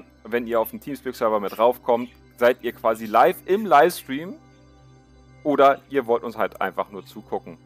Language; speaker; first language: German; native; German